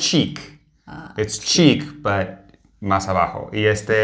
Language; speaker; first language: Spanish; non-native, fluent; English